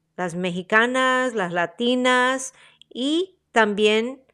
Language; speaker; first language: Spanish; native; Spanish